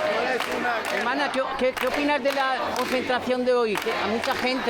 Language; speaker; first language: Spanish; non-native, local second language; Catalan